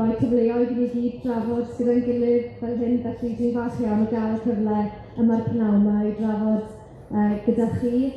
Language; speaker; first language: Welsh; native; Welsh